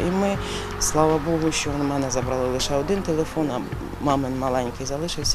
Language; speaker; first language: Ukrainian; native; Ukrainian